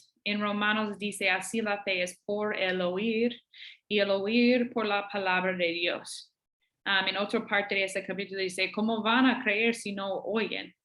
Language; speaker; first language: Spanish; non-native, fluent; English